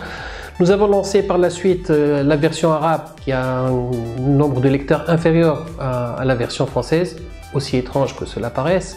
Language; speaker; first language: French; non-native, local second language; Arabic